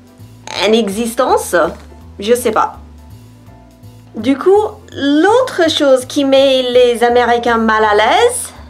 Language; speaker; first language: French; non-native, fluent; English